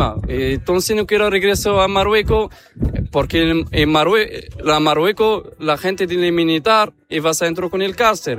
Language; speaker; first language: Spanish; non-native, learner; Arabic